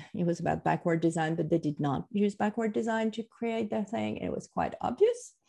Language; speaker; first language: English; non-native, fluent; French